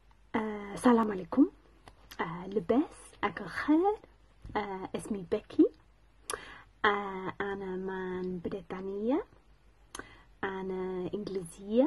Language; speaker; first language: Arabic; non-native, learner; English